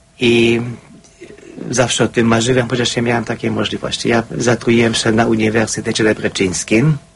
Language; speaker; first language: Polish; non-native, fluent; Hungarian